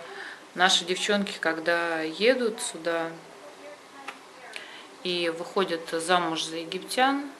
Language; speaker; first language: Russian; native; Russian